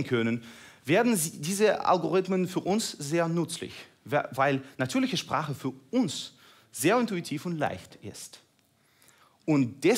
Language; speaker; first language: German; non-native, fluent; Russian